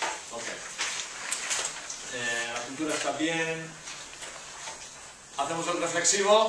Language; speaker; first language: Spanish; non-native, learner; English